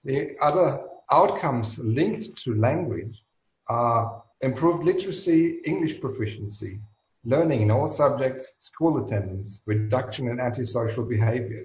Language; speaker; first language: English; non-native, fluent; German